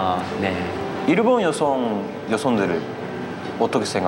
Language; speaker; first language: Korean; non-native, learner; Japanese